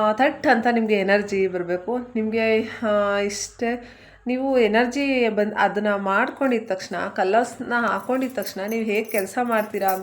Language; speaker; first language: Kannada; native; Kannada